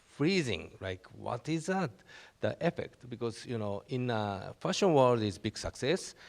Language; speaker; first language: English; non-native, learner; Japanese